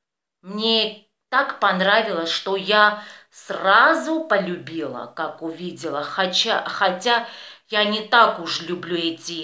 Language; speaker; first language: Russian; non-native, fluent; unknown